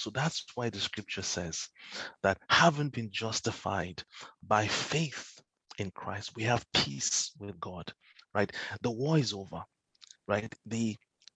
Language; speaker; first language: English; non-native, local second language; Yoruba